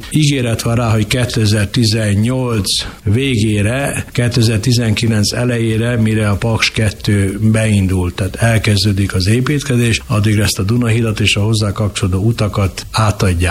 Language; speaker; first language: Hungarian; native; Hungarian